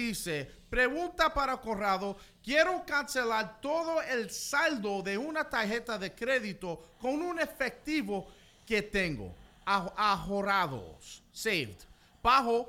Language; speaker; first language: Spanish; early bilingual, heritage; Spanish